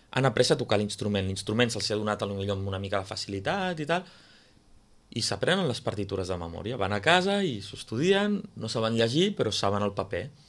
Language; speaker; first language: Catalan; native; Catalan